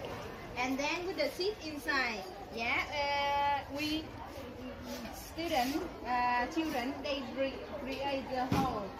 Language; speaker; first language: English; non-native, learner; Vietnamese